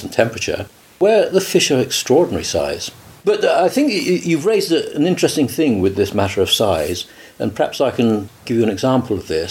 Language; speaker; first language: English; native; English